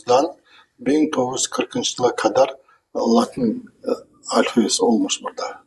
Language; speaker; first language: Turkish; non-native, learner; Kazakh